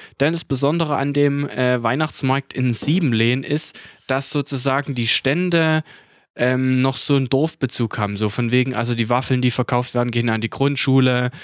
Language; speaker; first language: German; native; German